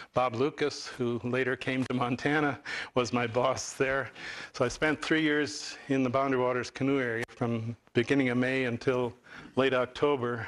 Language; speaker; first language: English; native; English